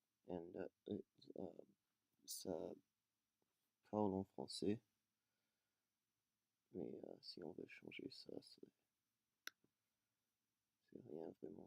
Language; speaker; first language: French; non-native, learner; English